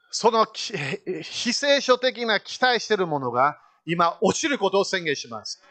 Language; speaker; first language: Japanese; native; Japanese